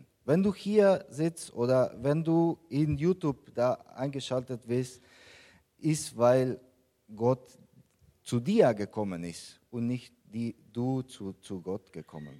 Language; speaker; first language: German; non-native, fluent; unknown